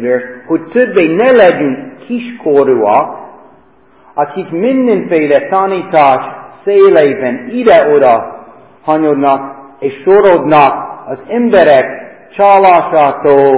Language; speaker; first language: Hungarian; non-native, fluent; English